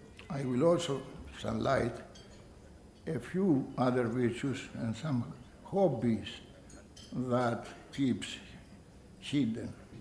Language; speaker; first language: English; non-native, fluent; Greek